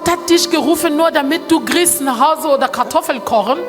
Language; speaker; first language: German; non-native, learner; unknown